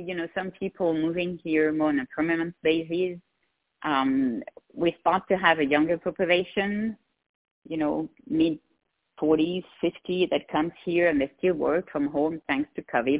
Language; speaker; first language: English; non-native, fluent; French